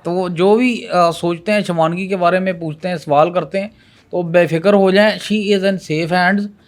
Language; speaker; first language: Urdu; non-native, local second language; Punjabi